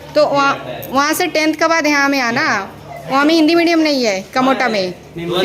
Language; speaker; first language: Hindi; non-native, local second language; Bangla